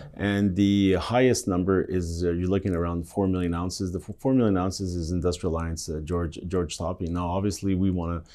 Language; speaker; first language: English; native; English